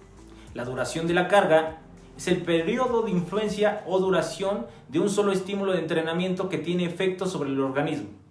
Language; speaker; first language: Spanish; native; Spanish